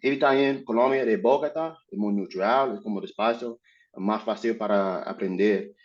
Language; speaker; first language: Spanish; non-native, learner; English